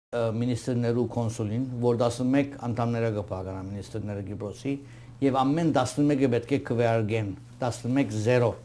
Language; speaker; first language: Armenian; early bilingual, heritage; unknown